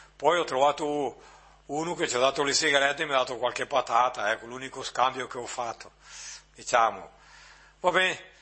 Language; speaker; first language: Italian; native; Italian